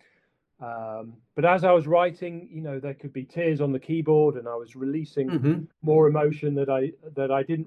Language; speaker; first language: English; native; English